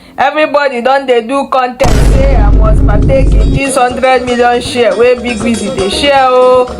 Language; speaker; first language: Nigerian Pidgin; native; Nigerian Pidgin